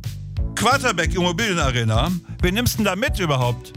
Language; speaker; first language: German; native; German